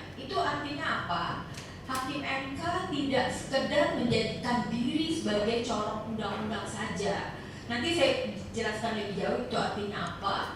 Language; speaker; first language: Indonesian; native; Indonesian